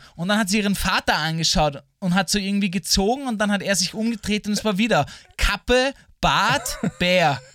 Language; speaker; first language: German; native; German